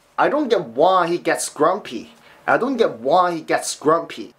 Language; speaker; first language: English; non-native, fluent; Korean